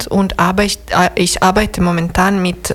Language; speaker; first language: German; non-native, fluent; Serbian